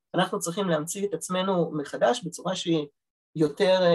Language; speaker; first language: Hebrew; early bilingual, other home language; Russian